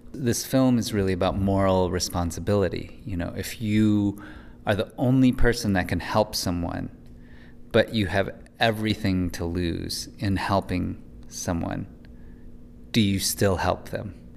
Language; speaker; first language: English; early bilingual, other home language; Chinese